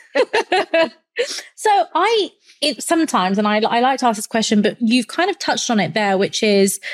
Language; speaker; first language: English; native; English